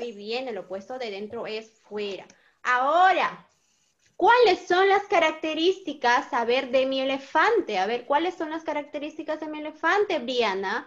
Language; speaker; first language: Spanish; native; Spanish